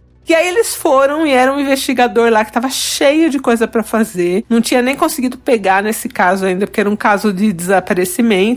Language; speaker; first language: Portuguese; native; Portuguese